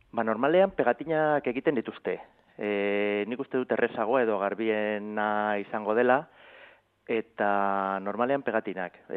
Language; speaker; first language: Basque; non-native, local second language; Spanish